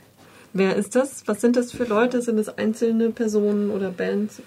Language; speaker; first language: German; native; German